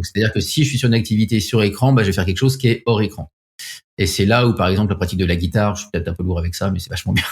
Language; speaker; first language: French; native; French